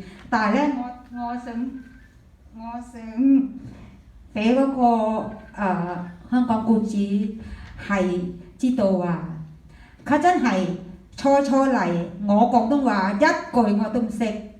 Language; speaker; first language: Cantonese; non-native, fluent; Thai